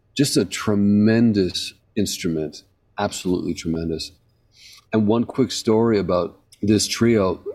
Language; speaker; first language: English; native; English